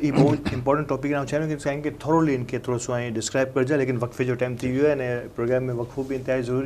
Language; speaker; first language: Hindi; non-native, local second language; Memoni